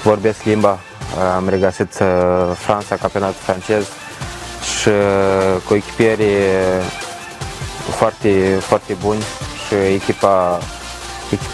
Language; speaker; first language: Romanian; early bilingual, heritage; Romanian